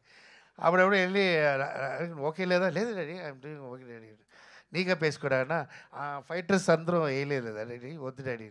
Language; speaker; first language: Telugu; non-native, fluent; Tamil